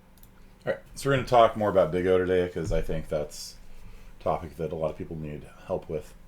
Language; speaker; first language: English; native; English